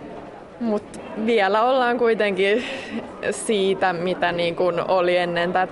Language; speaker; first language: Finnish; native; Finnish